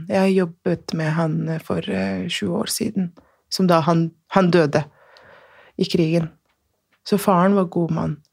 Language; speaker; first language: Norwegian; non-native, fluent; Persian